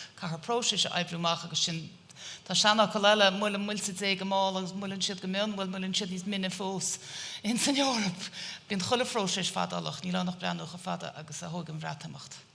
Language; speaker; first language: Irish; native; Irish